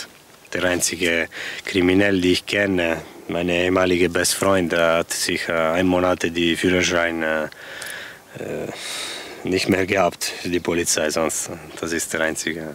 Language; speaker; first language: German; non-native, fluent; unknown